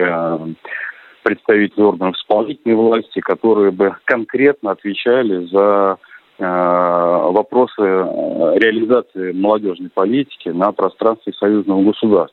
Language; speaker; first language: Russian; native; Russian